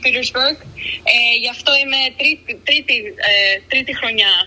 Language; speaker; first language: Greek; early bilingual, other home language; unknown